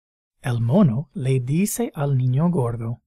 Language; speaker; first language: Spanish; non-native, fluent; English